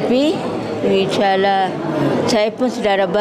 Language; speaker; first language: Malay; non-native, local second language; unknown